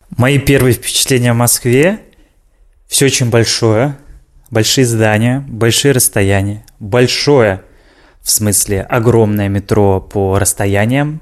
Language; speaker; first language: Russian; native; Russian